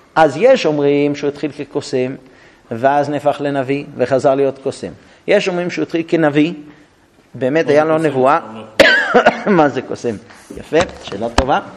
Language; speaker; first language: Hebrew; non-native, fluent; English